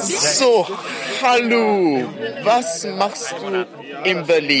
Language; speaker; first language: German; non-native, learner; Norwegian